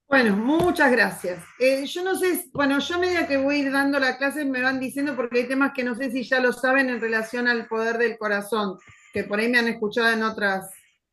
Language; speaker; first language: Spanish; native; Spanish